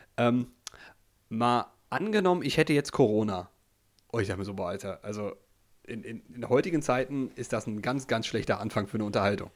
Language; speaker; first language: German; early bilingual, other home language; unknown